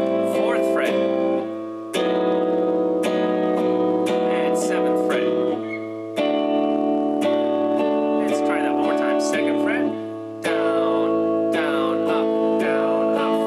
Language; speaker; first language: English; native; English